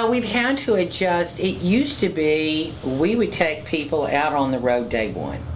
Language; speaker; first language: English; native; English